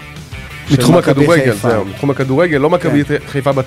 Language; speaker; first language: Hebrew; native; Hebrew